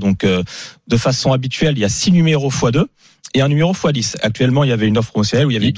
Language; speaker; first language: French; native; French